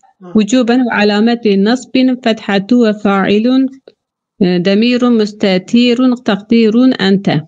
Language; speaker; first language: Arabic; non-native, learner; Turkish